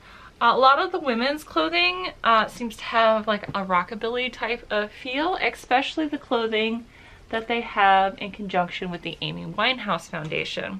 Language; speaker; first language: English; native; English